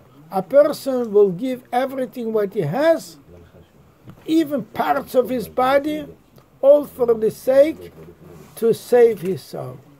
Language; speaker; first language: English; non-native, fluent; Hebrew